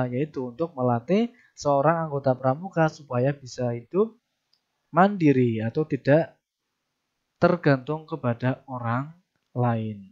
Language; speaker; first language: Indonesian; native; Indonesian